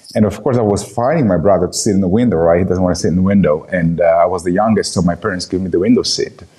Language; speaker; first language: English; non-native, fluent; Portuguese